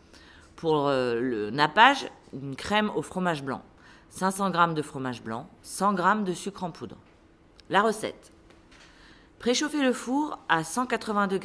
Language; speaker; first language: French; native; French